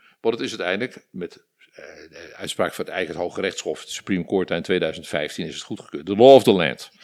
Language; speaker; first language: Dutch; native; Dutch